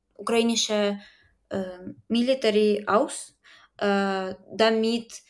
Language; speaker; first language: German; non-native, learner; Ukrainian